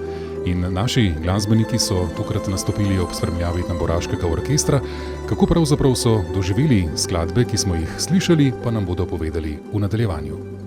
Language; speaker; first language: Slovenian; native; Slovenian